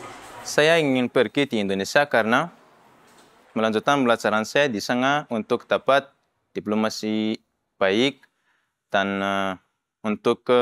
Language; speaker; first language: Indonesian; non-native, learner; Malagasy